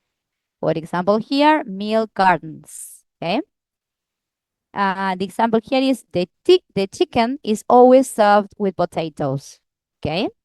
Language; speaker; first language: English; non-native, fluent; Spanish